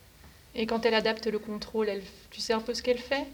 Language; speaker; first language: French; native; French